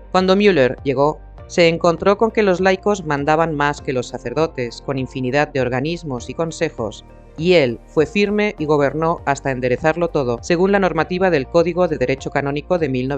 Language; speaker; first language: Spanish; native; Spanish